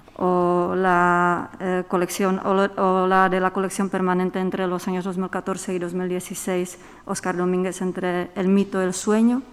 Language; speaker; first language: Spanish; non-native, fluent; Czech